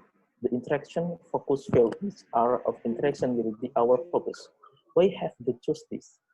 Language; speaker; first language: English; non-native, learner; Indonesian